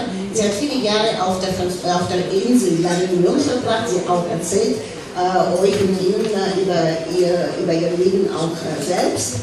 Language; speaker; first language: German; non-native, fluent; Russian